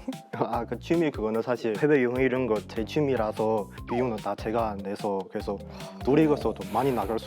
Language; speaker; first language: Korean; non-native, fluent; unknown